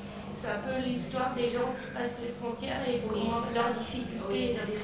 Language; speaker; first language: French; native; French